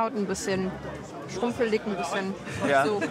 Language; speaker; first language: German; native; German